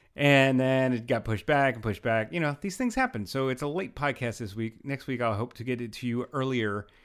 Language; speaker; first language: English; native; English